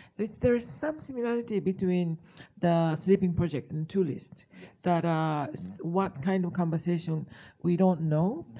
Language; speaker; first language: English; non-native, fluent; Japanese